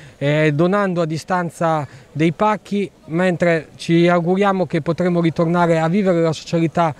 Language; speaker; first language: Italian; native; Italian